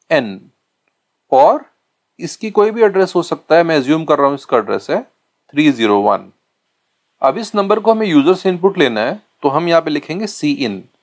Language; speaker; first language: Hindi; native; Hindi